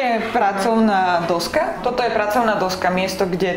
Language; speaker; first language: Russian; non-native, learner; Slovak